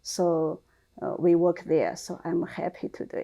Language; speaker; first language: English; non-native, learner; Chinese